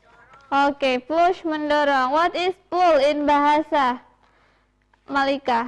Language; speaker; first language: English; non-native, fluent; Indonesian